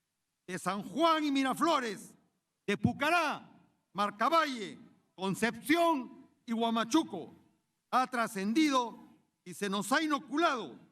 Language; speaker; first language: Spanish; native; Spanish